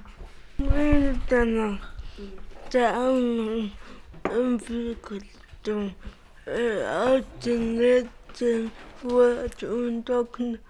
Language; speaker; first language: Swedish; non-native, learner; Somali